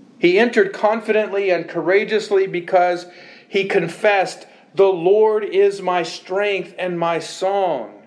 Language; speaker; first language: English; native; English